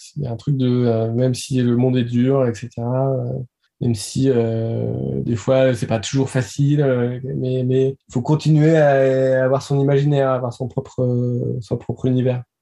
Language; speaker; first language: French; native; French